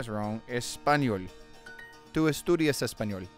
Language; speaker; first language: Spanish; non-native, learner; English